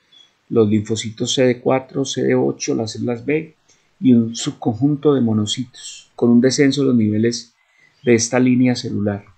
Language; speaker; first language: Spanish; native; Spanish